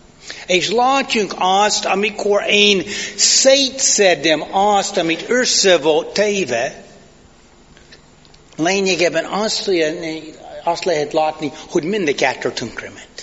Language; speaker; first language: Hungarian; non-native, fluent; English